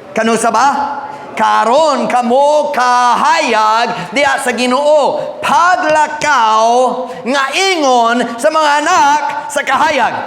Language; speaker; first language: Cebuano; non-native, fluent; English